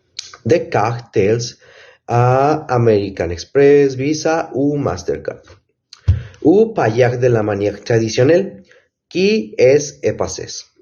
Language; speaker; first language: French; non-native, learner; Spanish